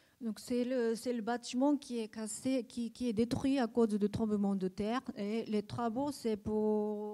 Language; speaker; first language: French; non-native, learner; Japanese